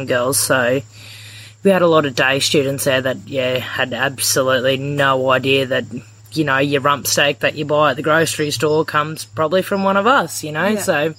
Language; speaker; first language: English; native; English